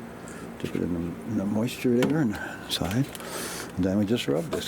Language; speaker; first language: English; native; English